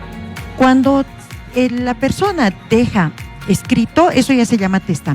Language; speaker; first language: Spanish; native; Spanish